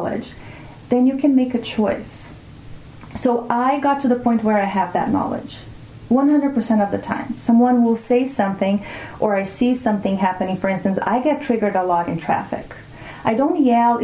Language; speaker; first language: English; non-native, fluent; Portuguese